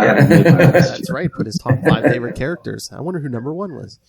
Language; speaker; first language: English; native; English